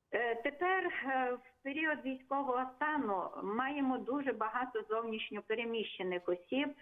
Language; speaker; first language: Ukrainian; non-native, local second language; Hungarian